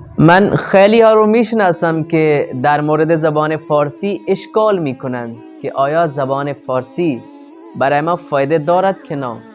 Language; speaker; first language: Persian; non-native, fluent; Urdu